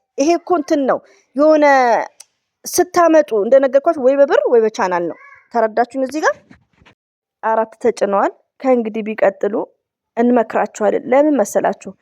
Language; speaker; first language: Amharic; native; Amharic